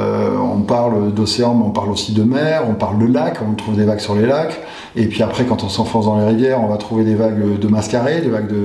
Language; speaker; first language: French; native; French